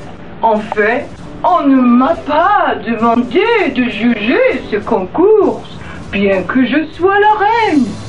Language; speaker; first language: French; non-native, fluent; English